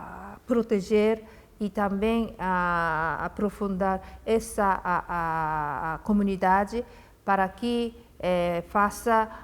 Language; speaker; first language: Portuguese; non-native, fluent; Japanese